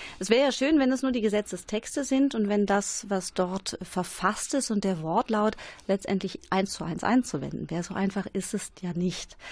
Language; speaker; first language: German; native; German